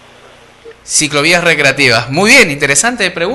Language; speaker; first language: Spanish; native; Spanish